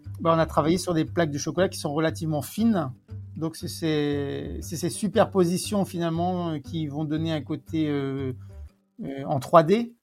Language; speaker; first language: French; native; French